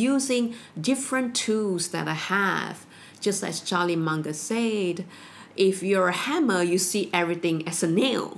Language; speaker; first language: English; non-native, local second language; Chinese